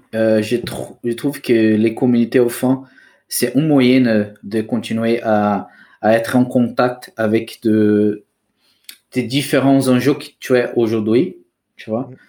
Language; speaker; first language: French; non-native, fluent; Portuguese